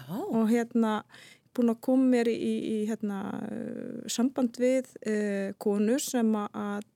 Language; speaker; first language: Icelandic; non-native, fluent; Dutch